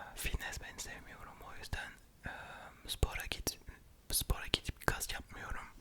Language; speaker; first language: Turkish; early bilingual, heritage; French